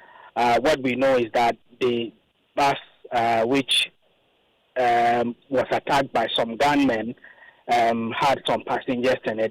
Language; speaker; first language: English; native; English